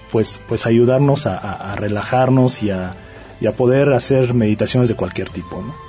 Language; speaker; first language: Spanish; early bilingual, other home language; Japanese